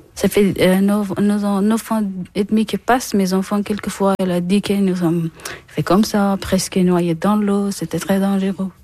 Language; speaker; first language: French; non-native, learner; Persian